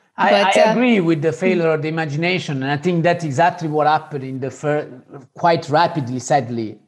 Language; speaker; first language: English; non-native, fluent; Italian